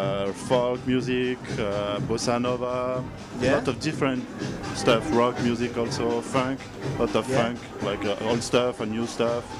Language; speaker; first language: English; non-native, learner; French